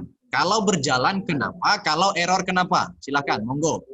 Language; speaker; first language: Indonesian; native; Indonesian